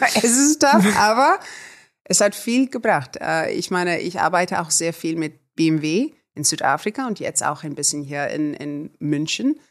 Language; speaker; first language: German; non-native, fluent; Afrikaans